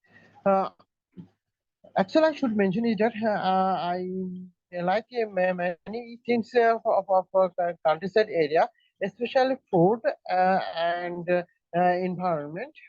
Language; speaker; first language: English; non-native, learner; Bangla